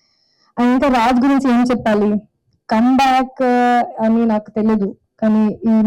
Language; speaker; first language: Telugu; non-native, fluent; Hindi